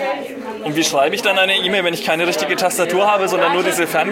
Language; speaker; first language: German; native; German